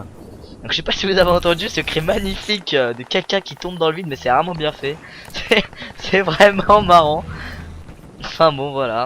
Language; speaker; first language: French; native; French